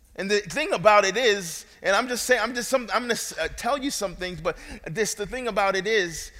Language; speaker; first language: English; native; English